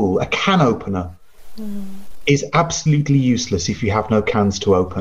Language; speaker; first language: English; non-native, local second language; Punjabi